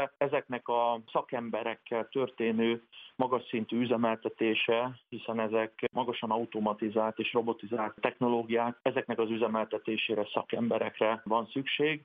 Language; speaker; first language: Hungarian; native; Hungarian